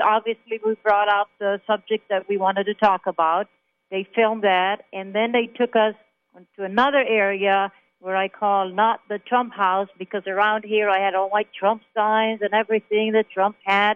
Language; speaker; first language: English; non-native, fluent; Hebrew